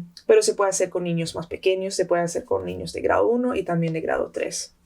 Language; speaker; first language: Spanish; early bilingual, heritage; Spanish